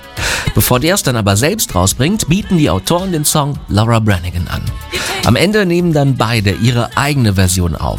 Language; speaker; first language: German; native; German